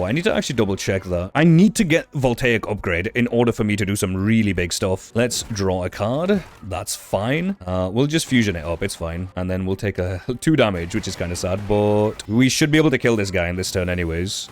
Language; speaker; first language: English; native; English